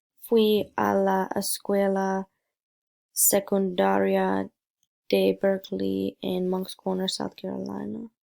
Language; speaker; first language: Spanish; non-native, learner; English